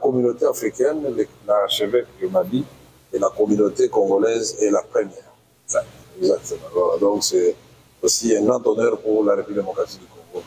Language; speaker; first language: French; non-native, local second language; Swahili